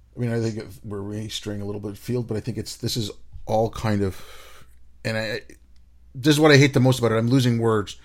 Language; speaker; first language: English; non-native, local second language; Urdu